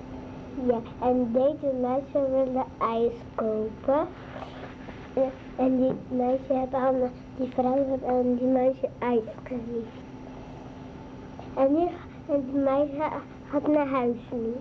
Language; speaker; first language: Dutch; early bilingual, other home language; Arabic